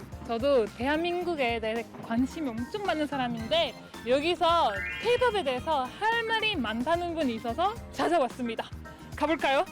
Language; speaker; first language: Korean; non-native, fluent; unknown